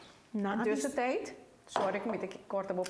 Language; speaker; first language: Dutch; non-native, local second language; Papiamento